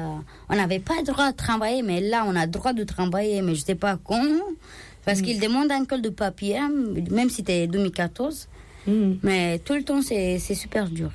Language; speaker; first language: French; non-native, learner; Romanian